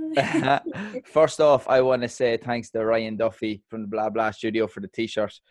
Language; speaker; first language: English; native; English